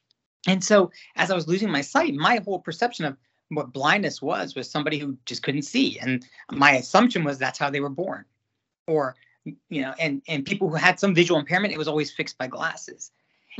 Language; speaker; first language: English; native; English